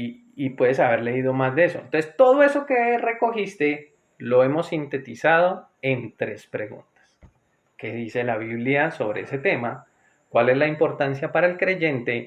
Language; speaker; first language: Spanish; native; Spanish